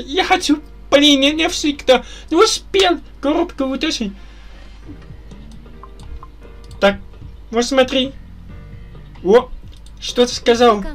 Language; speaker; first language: Russian; non-native, learner; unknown